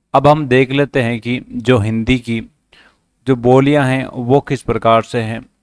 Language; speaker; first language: Hindi; native; Hindi